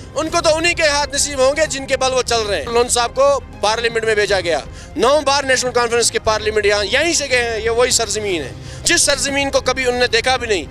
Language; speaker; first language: Urdu; non-native, local second language; Kashmiri